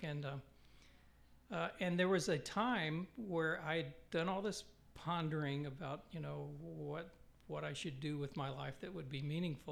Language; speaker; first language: English; native; English